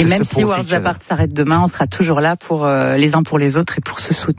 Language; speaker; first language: French; native; French